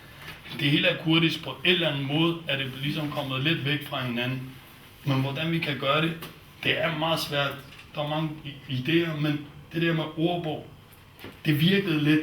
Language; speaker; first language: Danish; non-native, fluent; Kurdish